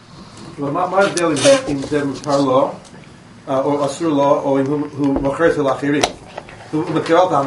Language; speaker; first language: Hebrew; non-native, fluent; English